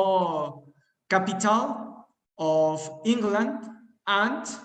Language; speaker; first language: English; non-native, learner; Spanish